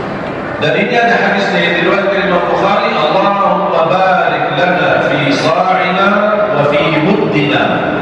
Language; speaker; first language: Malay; non-native, fluent; Arabic